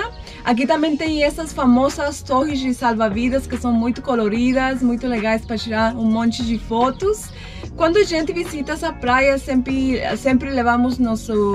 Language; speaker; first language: Portuguese; non-native, fluent; Spanish